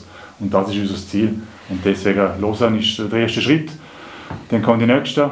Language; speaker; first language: German; native; German